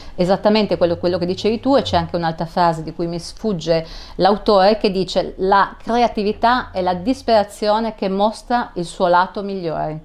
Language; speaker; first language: Italian; native; Italian